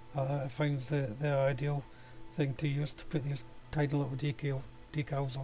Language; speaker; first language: English; native; English